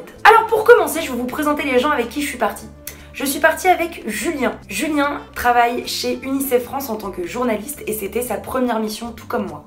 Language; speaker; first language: French; native; French